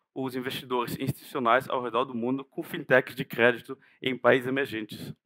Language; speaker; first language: Portuguese; non-native, fluent; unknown